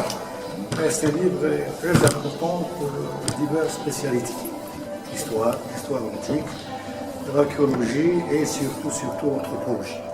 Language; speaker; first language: French; non-native, local second language; Arabic